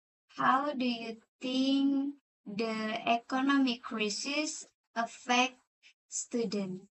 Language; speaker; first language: English; non-native, learner; Indonesian